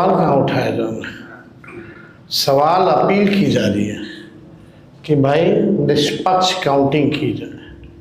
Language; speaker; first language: Hindi; native; Hindi